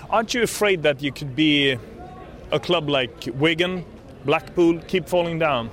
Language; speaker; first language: English; non-native, fluent; Swedish